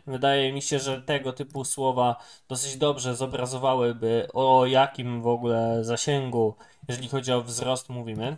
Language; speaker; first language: Polish; native; Polish